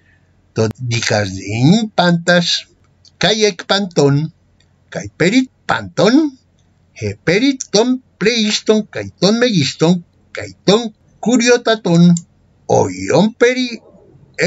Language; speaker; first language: Greek; non-native, fluent; Spanish